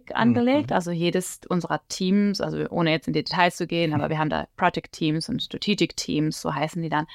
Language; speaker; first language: German; native; German